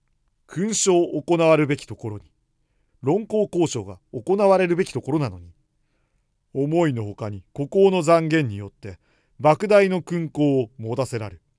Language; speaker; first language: Japanese; native; Japanese